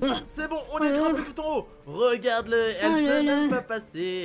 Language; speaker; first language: French; native; French